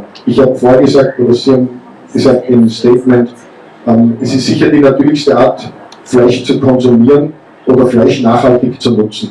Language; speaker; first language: German; native; German